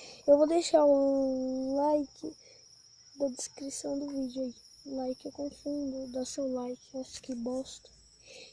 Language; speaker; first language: Portuguese; native; Portuguese